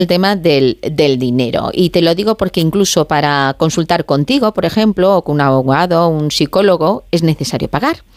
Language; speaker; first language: Spanish; native; Spanish